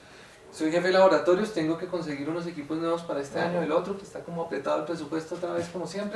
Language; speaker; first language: Spanish; native; Spanish